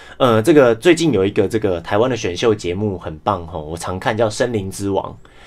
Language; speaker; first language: Chinese; non-native, local second language; English